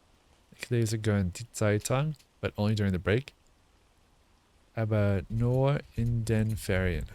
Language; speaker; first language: German; non-native, learner; English